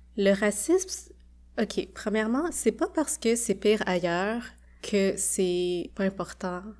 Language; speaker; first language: French; early bilingual, other home language; Khmer